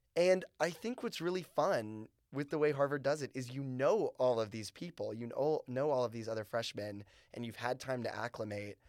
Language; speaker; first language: English; native; English